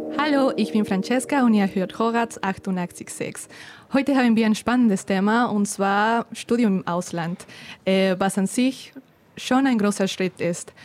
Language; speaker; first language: German; non-native, fluent; Spanish